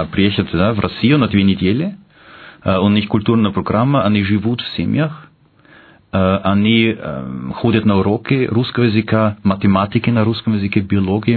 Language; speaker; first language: Russian; non-native, fluent; German